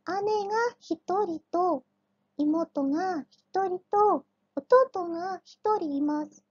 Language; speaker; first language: Japanese; non-native, fluent; Indonesian